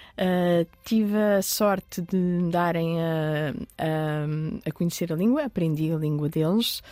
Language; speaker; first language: Portuguese; early bilingual, other home language; Arabic